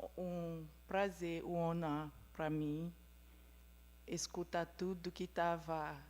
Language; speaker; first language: Portuguese; non-native, fluent; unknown